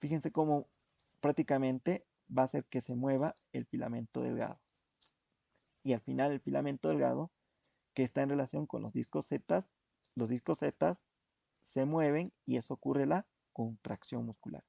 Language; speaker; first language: Spanish; native; Spanish